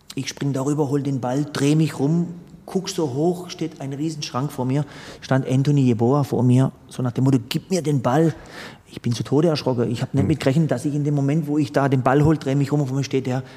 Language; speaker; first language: German; early bilingual, other home language; Croatian